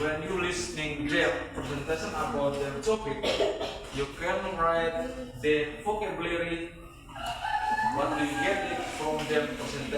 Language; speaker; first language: English; non-native, learner; Indonesian